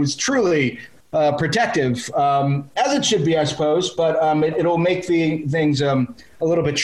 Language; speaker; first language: English; native; English